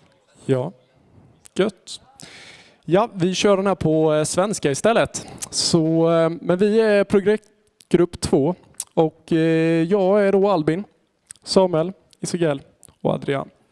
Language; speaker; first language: Swedish; native; Swedish